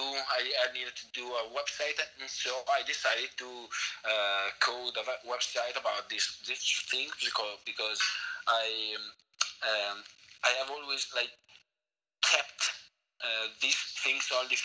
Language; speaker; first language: English; non-native, fluent; Italian